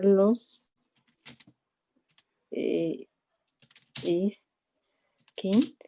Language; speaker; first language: English; non-native, learner; Spanish